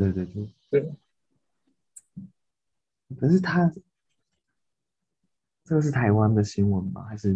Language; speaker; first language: Chinese; non-native, fluent; Japanese